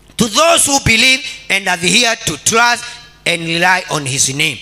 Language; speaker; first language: English; non-native, local second language; Swahili